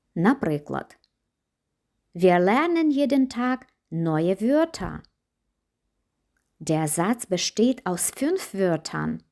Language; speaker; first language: German; non-native, fluent; Ukrainian